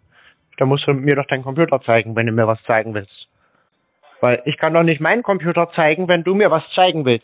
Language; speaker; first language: German; native; German